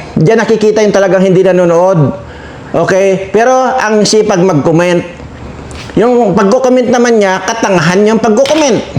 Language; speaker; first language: Filipino; non-native, local second language; Iloko